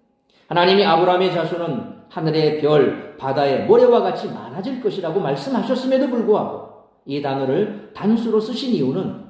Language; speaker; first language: Korean; native; Korean